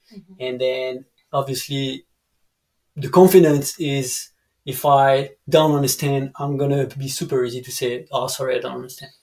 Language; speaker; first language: English; non-native, fluent; French